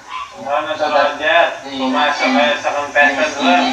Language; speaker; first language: Filipino; non-native, learner; English